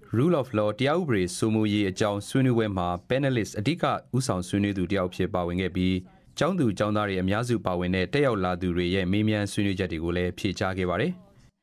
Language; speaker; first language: Burmese; native; Burmese